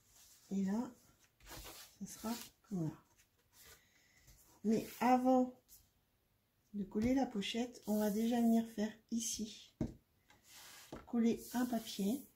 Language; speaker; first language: French; native; French